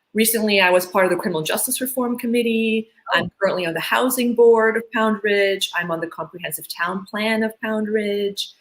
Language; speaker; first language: English; early bilingual, other home language; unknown